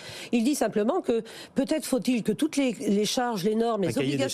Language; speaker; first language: French; native; French